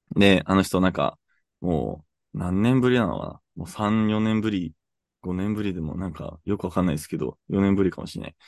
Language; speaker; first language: Japanese; non-native, fluent; English